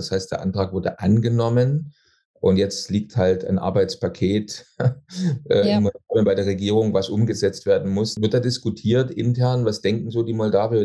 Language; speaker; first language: German; native; German